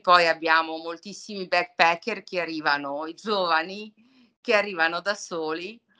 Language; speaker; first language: Italian; non-native, fluent; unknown